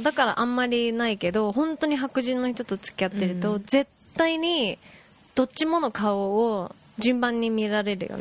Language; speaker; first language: Japanese; native; Japanese